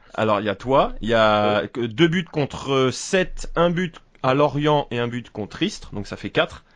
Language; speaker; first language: French; native; French